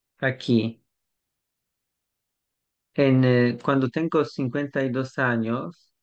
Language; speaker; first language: Spanish; non-native, learner; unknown